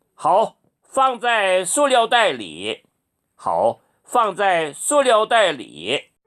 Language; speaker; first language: Chinese; non-native, fluent; Korean